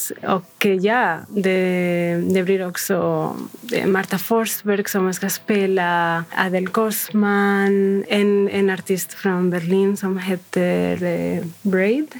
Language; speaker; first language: Swedish; non-native, fluent; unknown